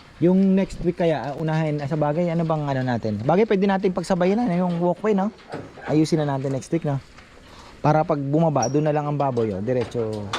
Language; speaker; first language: Filipino; native; Filipino